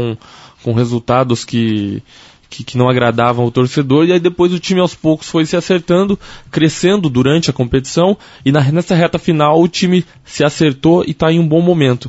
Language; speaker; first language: Portuguese; native; Portuguese